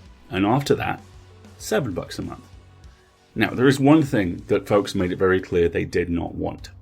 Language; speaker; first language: English; native; English